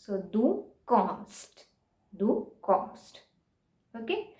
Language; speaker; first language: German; non-native, fluent; Marathi